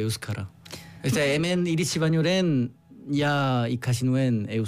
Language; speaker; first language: Basque; non-native, learner; Korean